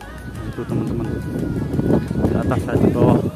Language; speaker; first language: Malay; non-native, local second language; Javanese